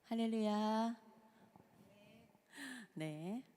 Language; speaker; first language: Korean; native; Korean